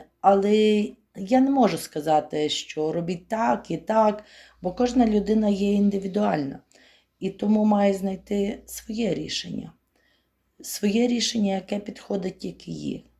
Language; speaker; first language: Ukrainian; native; Ukrainian